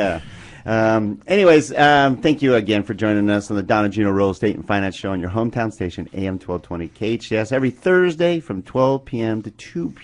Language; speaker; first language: English; native; English